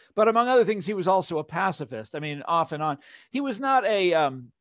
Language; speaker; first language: English; native; English